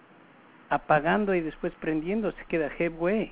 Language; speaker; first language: Spanish; native; Spanish